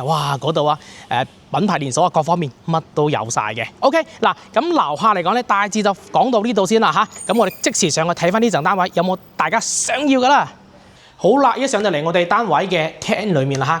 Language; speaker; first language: Cantonese; native; Cantonese